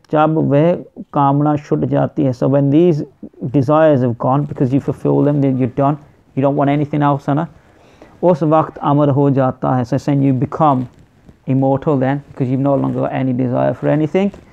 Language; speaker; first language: English; native; English